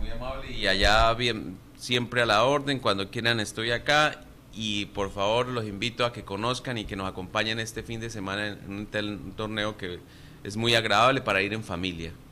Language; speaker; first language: Spanish; native; Spanish